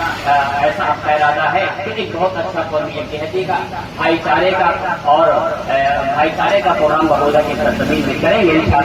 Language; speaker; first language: Urdu; native; Urdu